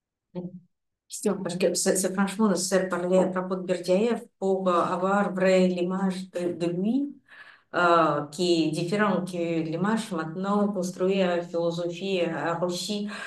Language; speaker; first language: French; non-native, fluent; Russian